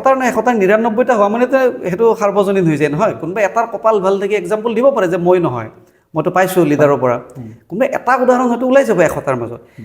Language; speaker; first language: Assamese; native; Assamese